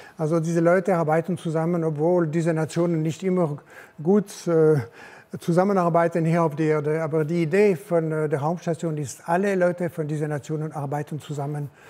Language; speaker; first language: German; non-native, local second language; French